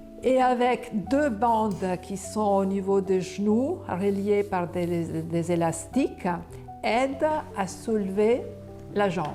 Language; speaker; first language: French; non-native, fluent; Italian